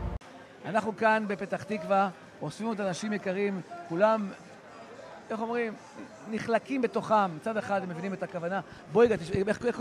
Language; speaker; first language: Hebrew; native; Hebrew